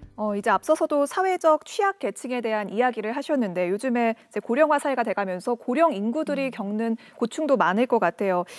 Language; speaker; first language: Korean; native; Korean